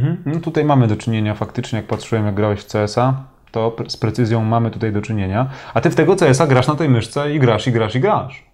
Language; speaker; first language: Polish; native; Polish